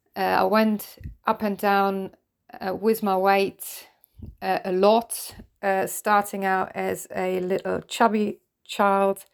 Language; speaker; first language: English; non-native, fluent; German